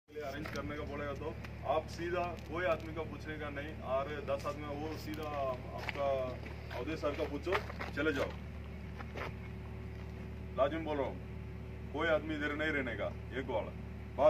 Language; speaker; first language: Hindi; non-native, local second language; Tamil